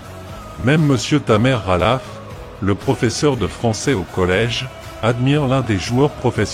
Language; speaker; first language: French; non-native, fluent; Arabic